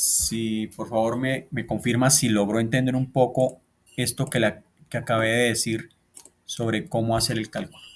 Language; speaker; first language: Spanish; native; Spanish